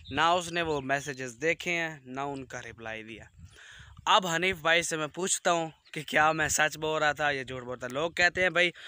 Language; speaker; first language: Urdu; non-native, local second language; Punjabi